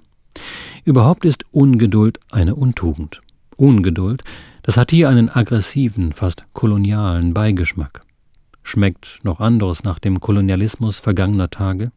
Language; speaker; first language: German; native; German